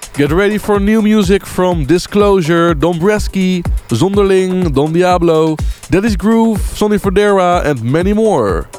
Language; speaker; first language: English; non-native, fluent; Dutch